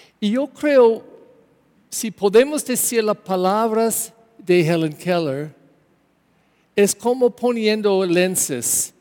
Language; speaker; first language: Spanish; non-native, learner; English